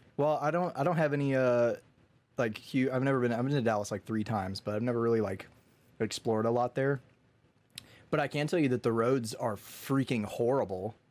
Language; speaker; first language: English; native; English